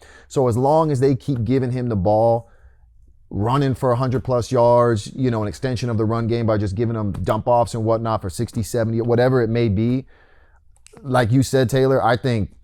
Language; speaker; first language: English; native; English